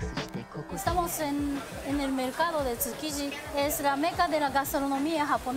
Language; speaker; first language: Spanish; non-native, learner; Japanese